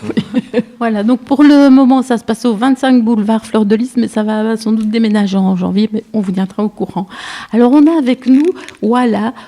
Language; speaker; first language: French; native; French